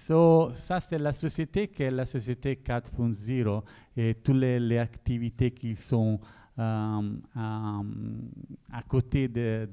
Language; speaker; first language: French; non-native, learner; Italian